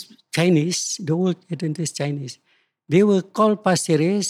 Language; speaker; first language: English; non-native, local second language; Malay